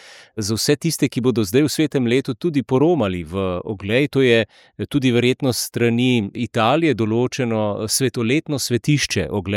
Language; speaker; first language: Slovenian; native; Slovenian